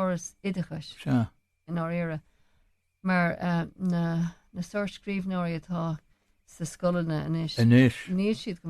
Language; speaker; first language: Irish; non-native, local second language; English